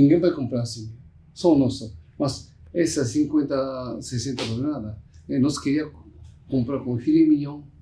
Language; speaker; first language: Portuguese; non-native, learner; Japanese